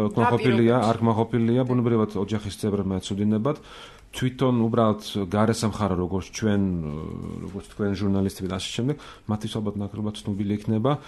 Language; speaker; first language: Georgian; non-native, fluent; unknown